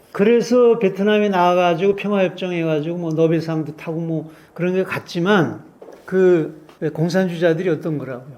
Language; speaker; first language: Korean; native; Korean